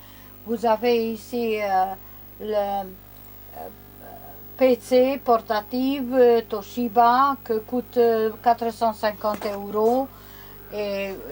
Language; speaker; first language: French; non-native, learner; Romanian